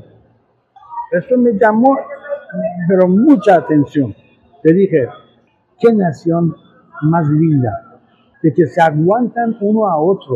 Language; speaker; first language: Spanish; non-native, fluent; Persian